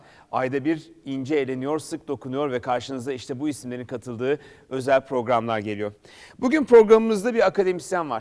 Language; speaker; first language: Turkish; native; Turkish